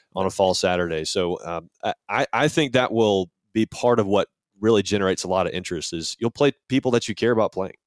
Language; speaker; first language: English; native; English